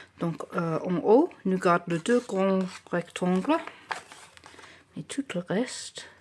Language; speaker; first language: French; non-native, learner; English